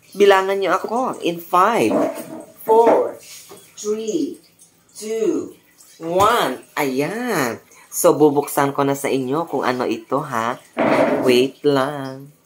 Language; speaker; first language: Filipino; non-native, local second language; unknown